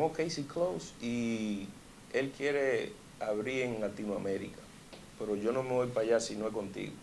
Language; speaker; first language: Spanish; early bilingual, heritage; Spanish